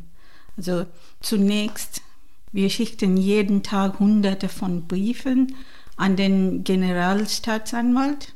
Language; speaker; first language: German; non-native, learner; Divehi